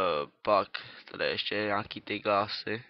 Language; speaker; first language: Czech; native; Czech